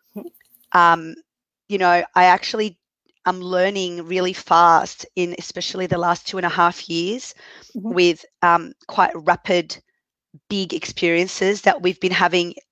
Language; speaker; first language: English; early bilingual, other home language; Arabic